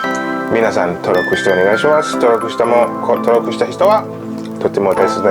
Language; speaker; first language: Japanese; non-native, learner; Swahili